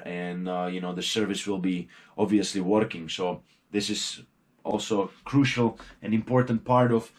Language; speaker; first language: English; non-native, fluent; Czech